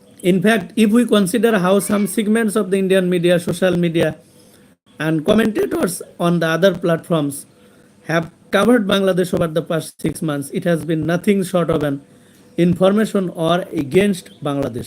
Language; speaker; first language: English; non-native, local second language; Bangla